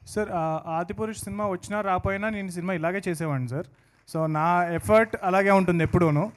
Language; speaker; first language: Telugu; native; Telugu